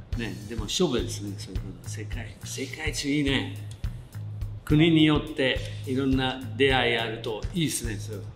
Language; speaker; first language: Japanese; non-native, fluent; Italian